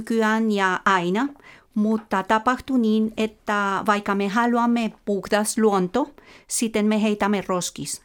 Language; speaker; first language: Finnish; non-native, fluent; Spanish